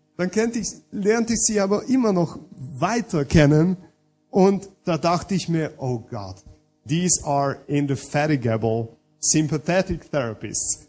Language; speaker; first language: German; non-native, fluent; Hungarian